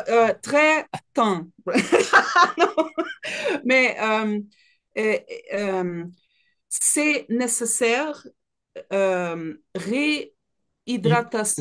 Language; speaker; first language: French; non-native, learner; Portuguese